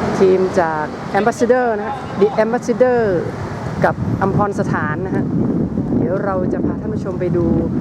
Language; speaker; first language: Thai; native; Thai